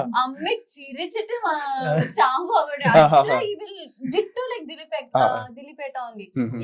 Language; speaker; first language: Malayalam; non-native, learner; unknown